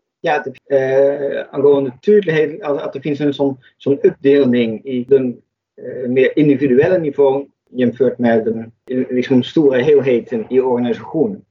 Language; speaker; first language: Swedish; non-native, fluent; Dutch